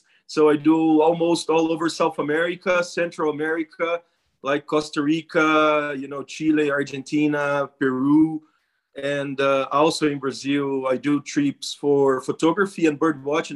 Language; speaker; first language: English; non-native, fluent; Portuguese